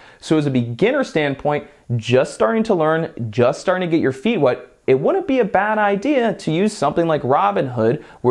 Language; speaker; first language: English; native; English